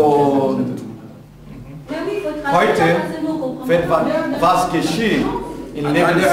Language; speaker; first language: German; non-native, learner; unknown